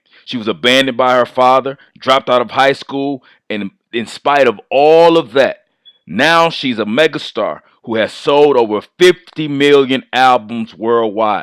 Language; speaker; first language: English; native; English